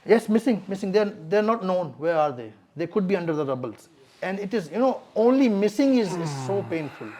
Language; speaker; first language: English; non-native, local second language; Urdu